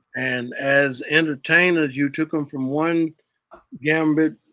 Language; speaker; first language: English; native; English